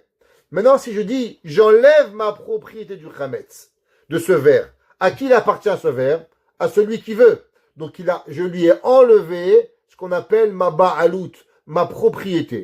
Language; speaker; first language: French; native; French